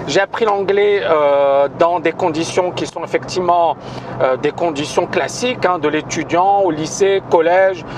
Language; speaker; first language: French; non-native, local second language; Arabic